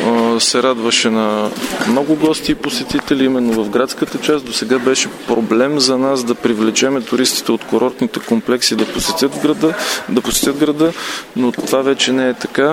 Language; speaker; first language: Bulgarian; native; Bulgarian